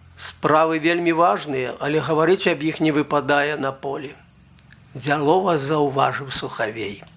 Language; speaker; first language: Belarusian; native; Belarusian